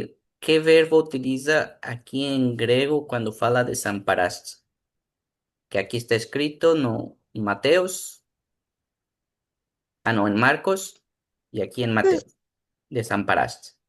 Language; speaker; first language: Spanish; non-native, learner; Portuguese